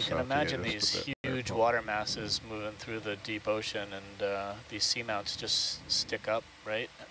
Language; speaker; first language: English; native; English